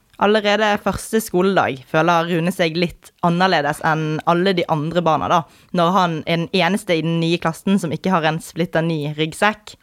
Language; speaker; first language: Norwegian; native; Norwegian